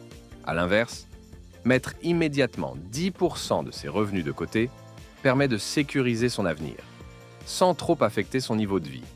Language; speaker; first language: French; native; French